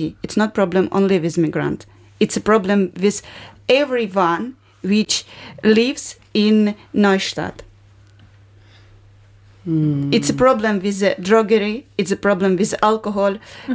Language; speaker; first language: English; non-native, learner; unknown